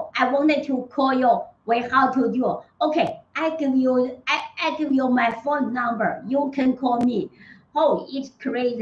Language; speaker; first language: English; non-native, learner; Chinese